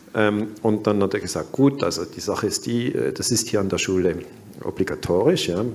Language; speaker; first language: German; native; German